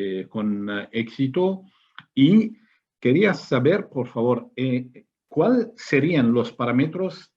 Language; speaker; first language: Spanish; non-native, fluent; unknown